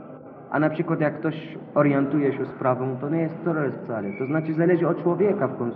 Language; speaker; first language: Polish; non-native, learner; Arabic